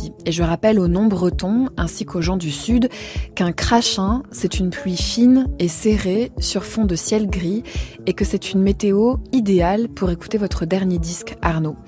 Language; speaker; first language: French; native; French